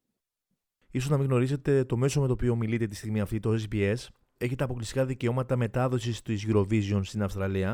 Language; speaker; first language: Greek; native; Greek